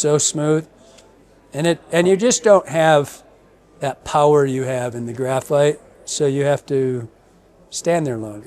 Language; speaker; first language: English; native; English